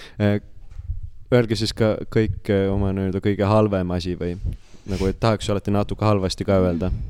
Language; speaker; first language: Estonian; native; Estonian